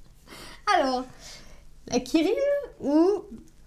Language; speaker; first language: French; native; French